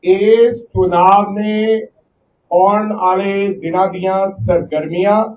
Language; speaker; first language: Hindi; non-native, local second language; Punjabi